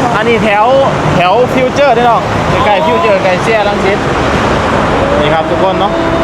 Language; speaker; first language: Thai; native; Thai